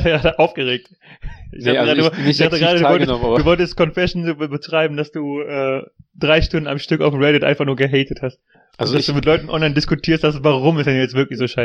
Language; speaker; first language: German; native; German